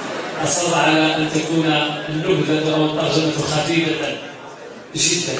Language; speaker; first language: Arabic; native; Arabic